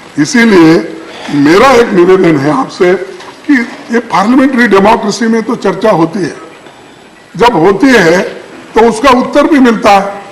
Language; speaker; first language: Hindi; non-native, local second language; Kannada